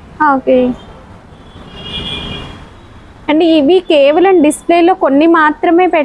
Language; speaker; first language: Telugu; native; Telugu